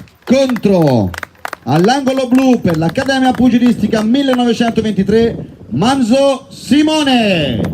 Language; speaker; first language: Italian; native; Italian